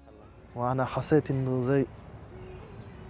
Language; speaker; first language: Arabic; non-native, fluent; French